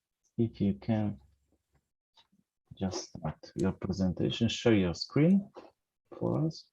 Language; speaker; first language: English; non-native, fluent; Polish